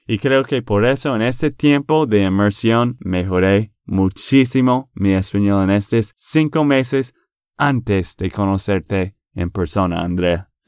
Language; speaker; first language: Spanish; non-native, fluent; English